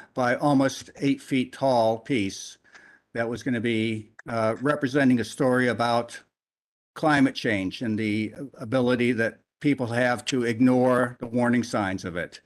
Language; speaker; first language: English; native; English